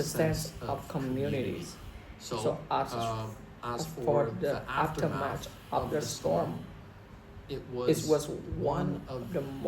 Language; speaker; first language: English; non-native, learner; Vietnamese